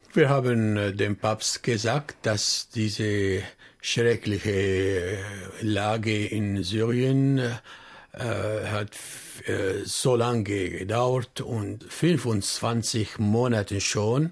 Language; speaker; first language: German; non-native, fluent; Arabic